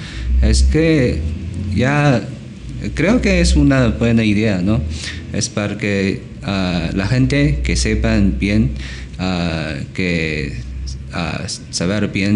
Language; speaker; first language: Spanish; non-native, learner; Chinese